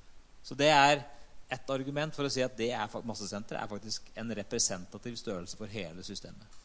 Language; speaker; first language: Norwegian; native; Norwegian